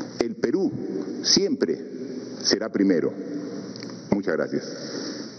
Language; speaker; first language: Spanish; native; Spanish